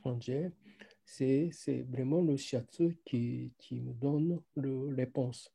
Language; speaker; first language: French; non-native, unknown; Japanese